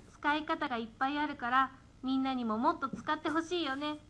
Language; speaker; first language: Japanese; native; Japanese